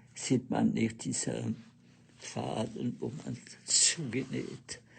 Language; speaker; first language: German; non-native, learner; French